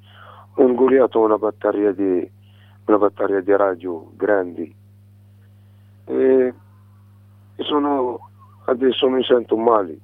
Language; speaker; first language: Italian; non-native, learner; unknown